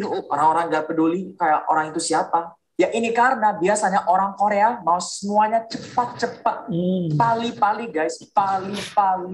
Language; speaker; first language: Indonesian; non-native, fluent; Korean